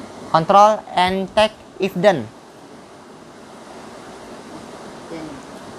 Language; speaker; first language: English; non-native, learner; Indonesian